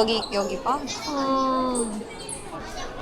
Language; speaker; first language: Korean; non-native, learner; Japanese